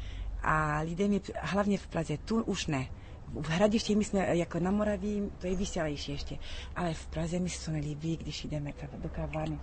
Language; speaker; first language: Czech; early bilingual, heritage; Arabic